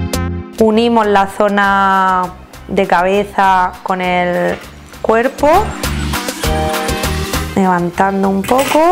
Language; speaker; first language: Spanish; native; Spanish